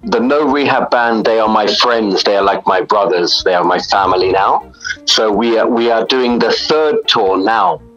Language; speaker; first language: English; native; English